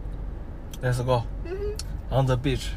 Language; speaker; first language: English; non-native, learner; Chinese